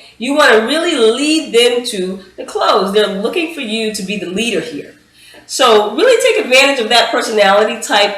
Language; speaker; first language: English; native; English